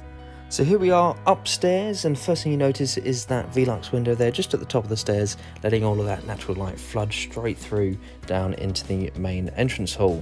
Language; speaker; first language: English; native; English